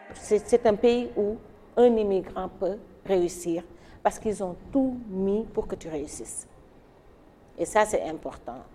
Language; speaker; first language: French; non-native, local second language; Wolof